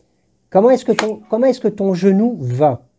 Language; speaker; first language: French; native; French